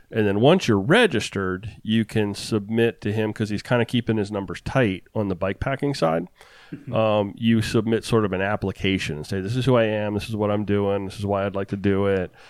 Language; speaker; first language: English; native; English